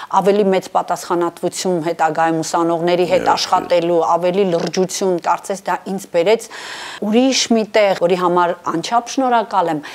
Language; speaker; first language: Armenian; native; Armenian